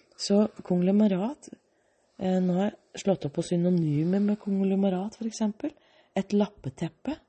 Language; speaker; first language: Norwegian; early bilingual, other home language; Danish